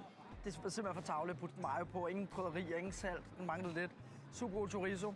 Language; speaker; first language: Danish; native; Danish